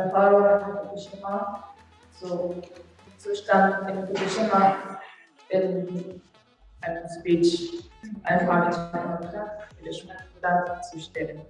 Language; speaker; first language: German; non-native, fluent; Japanese